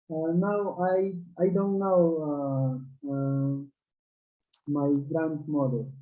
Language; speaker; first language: English; non-native, learner; Quechua